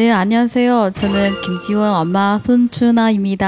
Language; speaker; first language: Korean; non-native, learner; Chinese